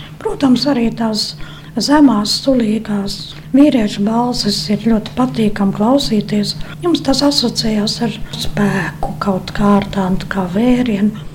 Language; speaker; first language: Latvian; native; Latvian